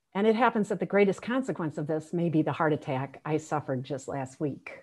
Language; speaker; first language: English; native; English